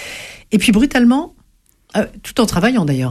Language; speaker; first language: French; native; French